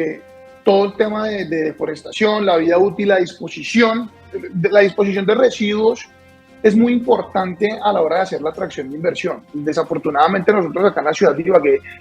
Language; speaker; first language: Spanish; native; Spanish